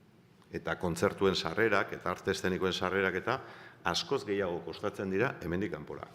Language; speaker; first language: Basque; native; Basque